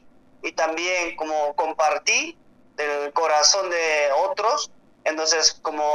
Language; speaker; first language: Spanish; non-native, learner; Korean